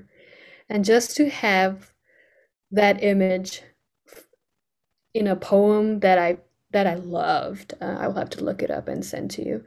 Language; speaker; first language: English; non-native, local second language; Nepali